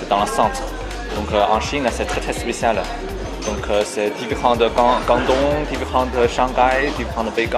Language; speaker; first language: French; non-native, learner; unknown